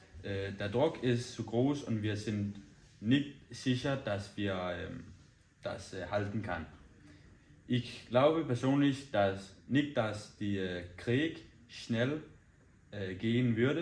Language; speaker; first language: German; non-native, learner; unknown